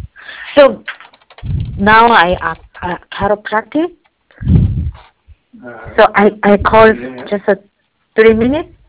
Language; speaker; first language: English; non-native, learner; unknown